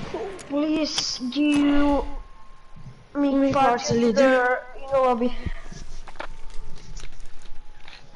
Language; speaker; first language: English; non-native, learner; Slovak